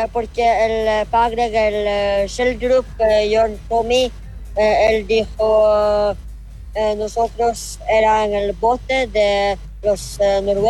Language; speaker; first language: Spanish; non-native, learner; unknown